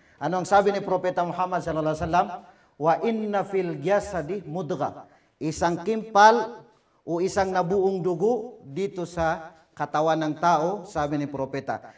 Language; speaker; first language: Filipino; non-native, local second language; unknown